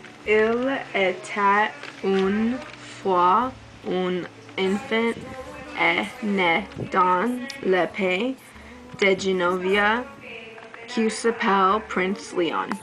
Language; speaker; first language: French; non-native, learner; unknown